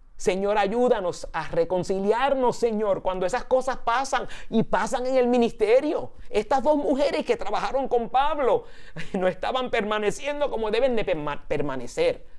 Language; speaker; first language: Spanish; early bilingual, heritage; Spanish